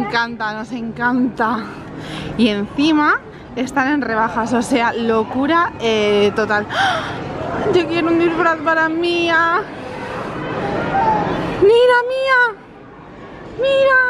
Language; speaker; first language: Spanish; native; Spanish